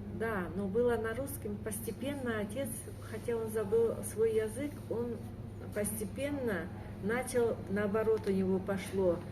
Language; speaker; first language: Russian; native; Russian